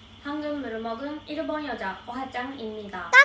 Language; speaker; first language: Korean; non-native, fluent; Japanese